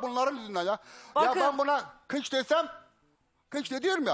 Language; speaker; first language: Turkish; native; Turkish